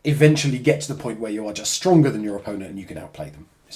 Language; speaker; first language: English; native; English